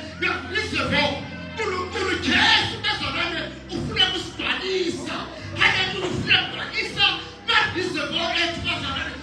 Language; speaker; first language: Zulu; non-native, local second language; Swati